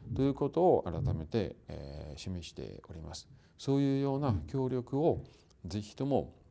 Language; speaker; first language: Japanese; non-native, fluent; Russian